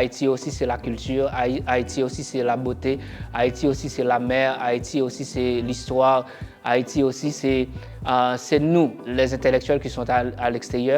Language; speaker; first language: French; non-native, local second language; Haitian Creole